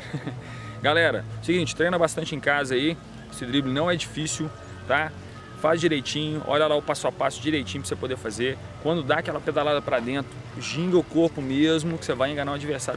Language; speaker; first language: Portuguese; native; Portuguese